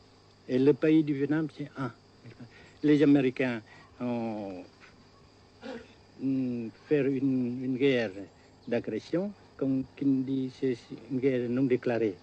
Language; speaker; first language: French; non-native, fluent; Vietnamese